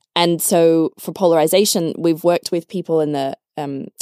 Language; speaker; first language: English; native; English